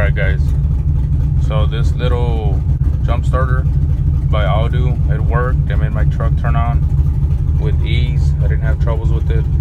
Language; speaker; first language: English; early bilingual, other home language; Spanish